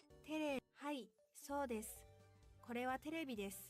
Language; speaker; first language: Japanese; non-native, learner; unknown